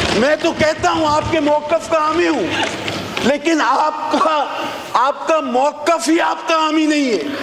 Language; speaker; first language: Urdu; non-native, local second language; Sindhi